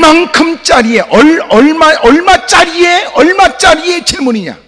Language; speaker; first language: Korean; native; Korean